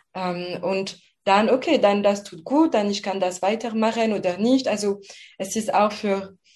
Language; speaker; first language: German; non-native, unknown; French